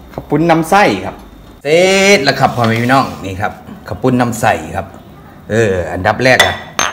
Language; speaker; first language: Thai; native; Thai